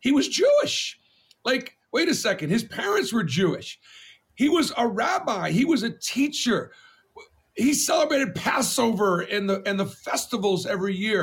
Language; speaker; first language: English; native; English